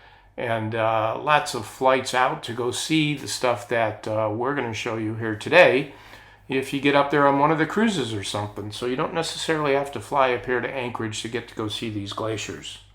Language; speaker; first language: English; native; English